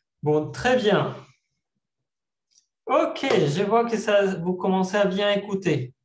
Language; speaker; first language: French; non-native, fluent; Spanish